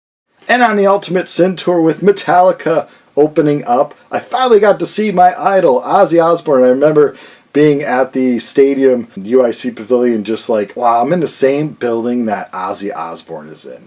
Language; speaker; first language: English; native; English